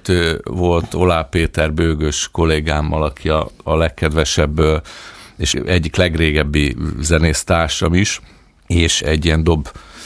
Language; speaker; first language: Hungarian; native; Hungarian